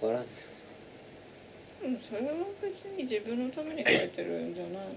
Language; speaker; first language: Japanese; native; Japanese